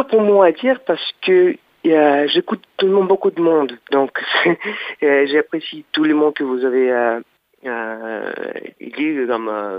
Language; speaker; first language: French; non-native, learner; Russian